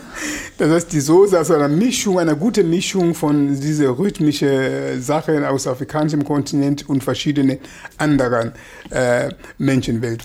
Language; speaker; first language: German; non-native, fluent; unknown